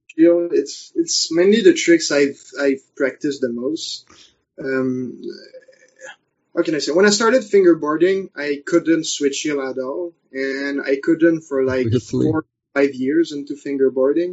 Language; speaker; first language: English; non-native, fluent; French